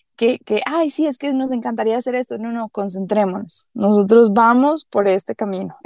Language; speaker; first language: Spanish; native; Spanish